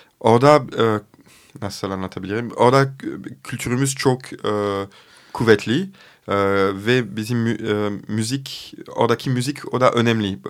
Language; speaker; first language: Turkish; non-native, fluent; French